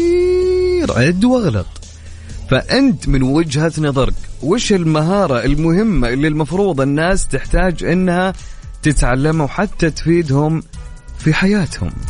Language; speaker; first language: Arabic; native; Arabic